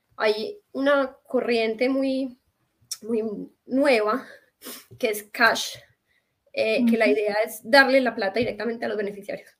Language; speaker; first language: Spanish; native; Spanish